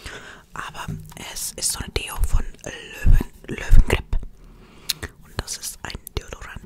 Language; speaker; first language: German; non-native, fluent; Estonian